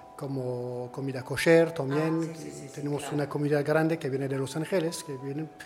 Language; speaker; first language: Spanish; non-native, fluent; French